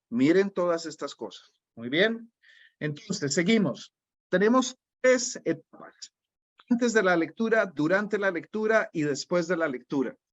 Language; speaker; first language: Spanish; native; Spanish